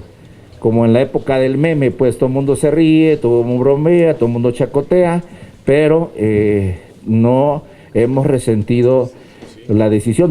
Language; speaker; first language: Spanish; native; Spanish